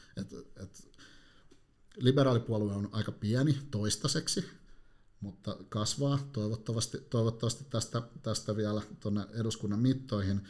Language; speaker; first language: Finnish; native; Finnish